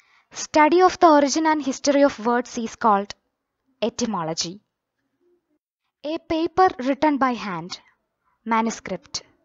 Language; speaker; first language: English; non-native, local second language; Malayalam